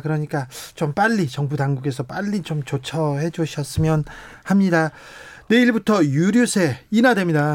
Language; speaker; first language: Korean; native; Korean